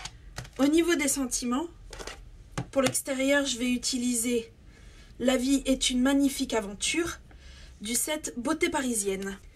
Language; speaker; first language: French; native; French